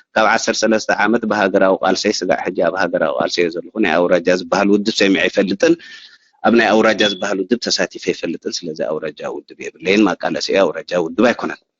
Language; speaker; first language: Tigrinya; native; Tigrinya